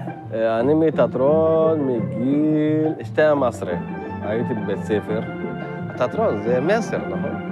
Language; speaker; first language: Hebrew; non-native, learner; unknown